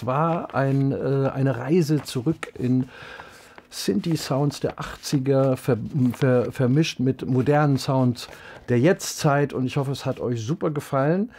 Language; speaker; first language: German; native; German